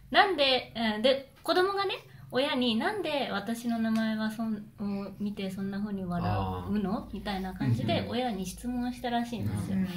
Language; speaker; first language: Japanese; native; Japanese